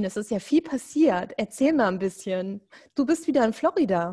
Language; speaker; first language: German; native; German